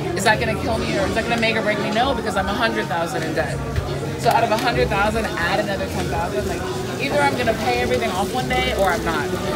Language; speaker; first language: English; native; English